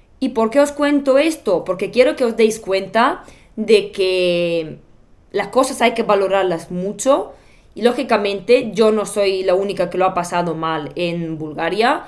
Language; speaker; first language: Spanish; non-native, fluent; Bulgarian